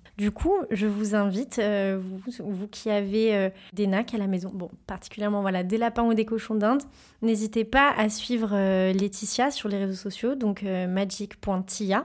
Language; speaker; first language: French; native; French